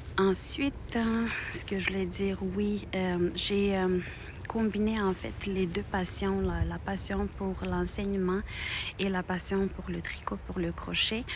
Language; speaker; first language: French; non-native, fluent; Romanian